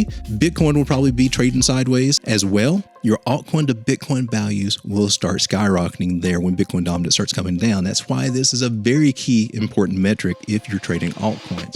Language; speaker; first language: English; native; English